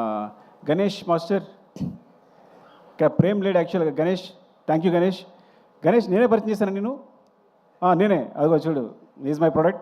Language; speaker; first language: Telugu; native; Telugu